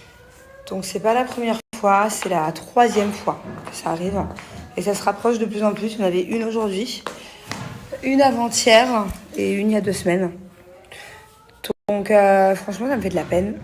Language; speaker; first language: French; native; French